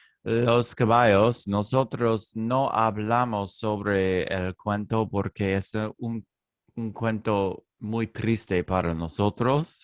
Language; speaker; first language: Spanish; non-native, learner; English